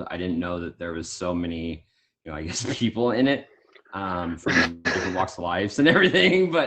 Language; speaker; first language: English; native; English